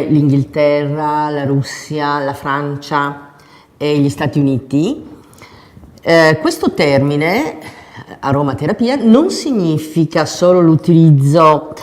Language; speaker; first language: Italian; native; Italian